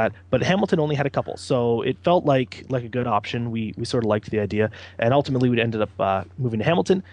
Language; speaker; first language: English; native; English